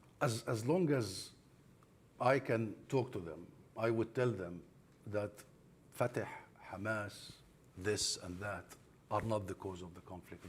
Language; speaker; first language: English; non-native, fluent; Arabic